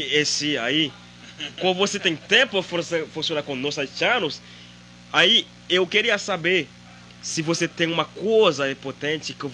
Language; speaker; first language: Portuguese; non-native, learner; Haitian Creole